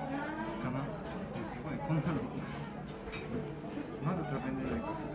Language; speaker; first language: Japanese; native; Japanese